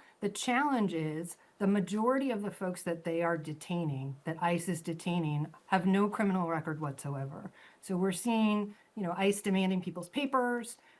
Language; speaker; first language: English; native; English